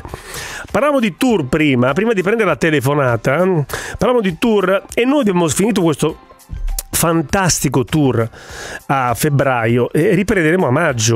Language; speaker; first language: Italian; native; Italian